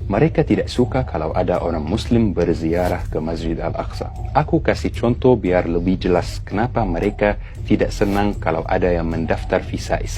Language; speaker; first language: Indonesian; non-native, fluent; Arabic